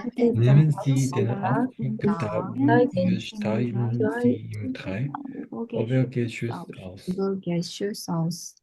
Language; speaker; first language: German; non-native, learner; Korean